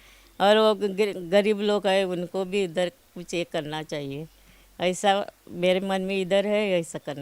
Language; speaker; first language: Hindi; non-native, local second language; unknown